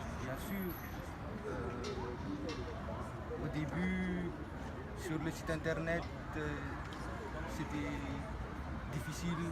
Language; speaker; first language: French; non-native, learner; Malagasy